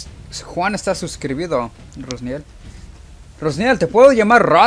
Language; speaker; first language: Spanish; early bilingual, heritage; Spanish